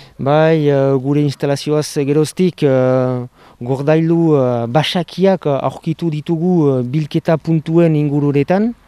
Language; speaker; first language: Basque; native; Basque